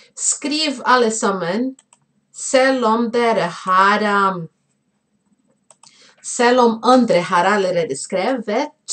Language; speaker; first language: Norwegian; non-native, fluent; Portuguese